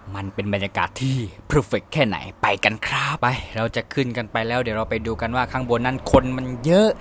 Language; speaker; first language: Thai; native; Thai